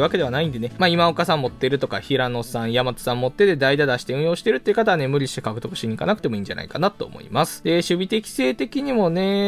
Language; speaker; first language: Japanese; native; Japanese